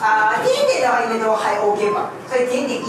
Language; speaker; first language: Chinese; non-native, fluent; Japanese